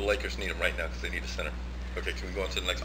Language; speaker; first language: English; native; English